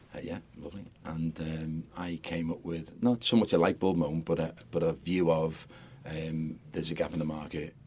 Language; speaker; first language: English; native; English